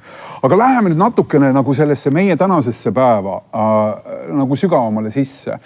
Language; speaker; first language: Estonian; native; Estonian